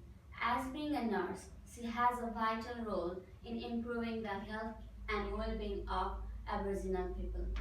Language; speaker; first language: English; non-native, fluent; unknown